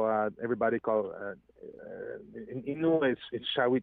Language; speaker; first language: English; non-native, fluent; French